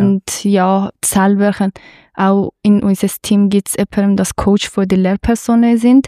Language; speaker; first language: German; non-native, fluent; Persian